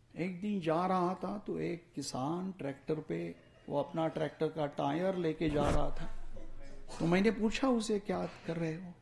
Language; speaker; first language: Hindi; non-native, local second language; Marathi